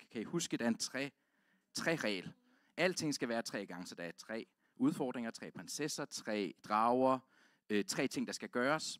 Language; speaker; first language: Danish; native; Danish